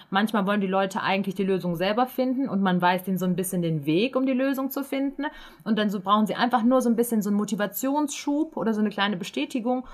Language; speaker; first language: German; native; German